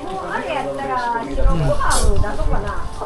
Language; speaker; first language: Japanese; native; Japanese